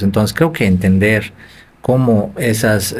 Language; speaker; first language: Spanish; native; Spanish